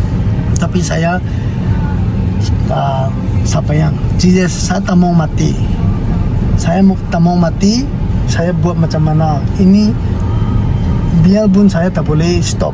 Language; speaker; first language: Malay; non-native, learner; Tedim Chin